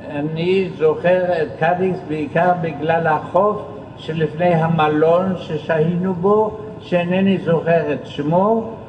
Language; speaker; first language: Hebrew; non-native, fluent; German